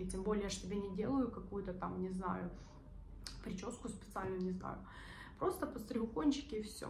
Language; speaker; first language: Russian; native; Russian